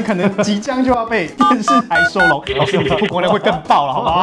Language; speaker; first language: Chinese; native; Chinese